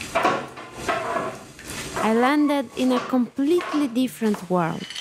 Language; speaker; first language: English; non-native, fluent; Romanian